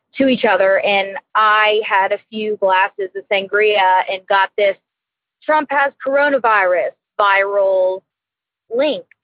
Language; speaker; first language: English; native; English